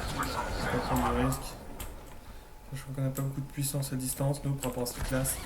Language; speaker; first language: French; native; French